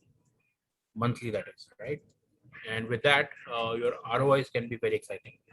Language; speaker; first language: English; non-native, local second language; Hindi